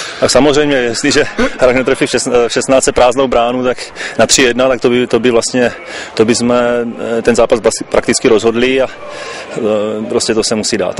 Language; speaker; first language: Czech; native; Czech